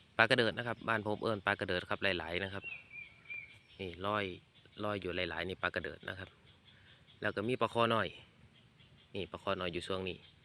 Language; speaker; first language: Thai; native; Thai